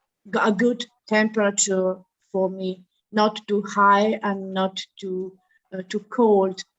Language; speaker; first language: English; non-native, learner; Italian